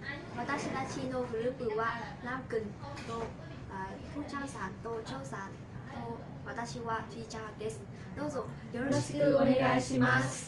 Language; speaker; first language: Japanese; non-native, learner; Vietnamese